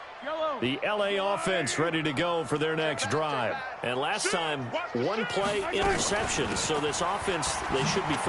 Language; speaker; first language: English; native; English